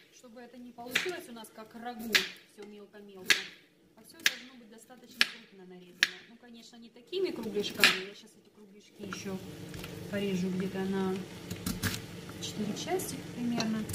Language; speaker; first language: Russian; native; Russian